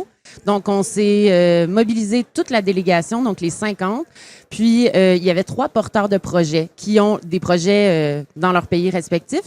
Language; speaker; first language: French; native; French